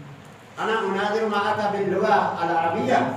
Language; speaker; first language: Arabic; non-native, fluent; Urdu